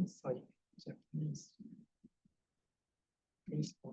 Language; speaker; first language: English; non-native, fluent; Japanese